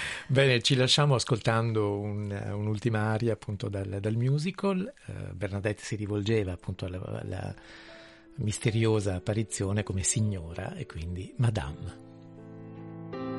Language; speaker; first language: Italian; native; Italian